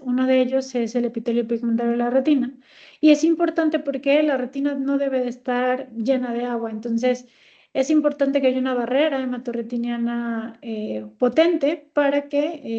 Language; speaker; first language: Spanish; native; Spanish